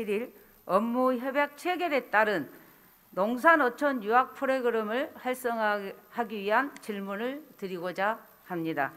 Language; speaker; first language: Korean; native; Korean